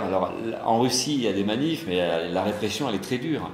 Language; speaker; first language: French; native; French